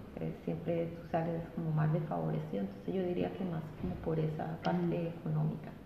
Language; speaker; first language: Spanish; native; Spanish